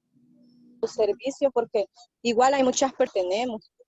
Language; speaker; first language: Spanish; native; Spanish